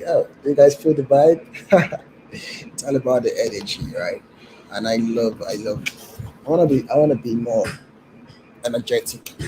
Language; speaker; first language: English; non-native, local second language; Yoruba